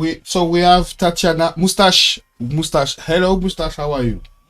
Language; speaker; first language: English; non-native, learner; French